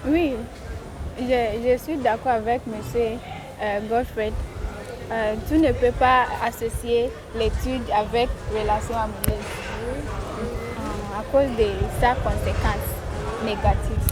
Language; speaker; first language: French; non-native, learner; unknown